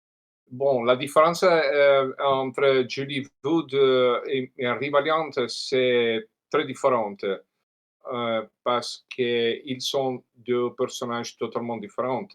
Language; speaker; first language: French; non-native, learner; Italian